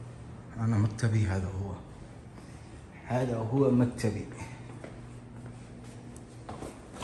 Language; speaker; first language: Arabic; non-native, local second language; Somali